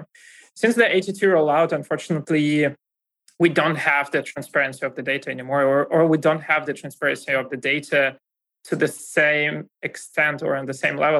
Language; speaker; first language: English; non-native, fluent; Russian